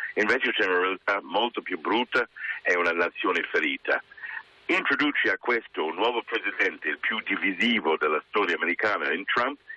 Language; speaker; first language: Italian; non-native, fluent; English